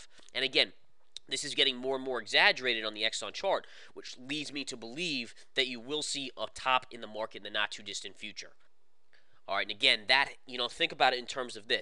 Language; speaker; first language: English; native; English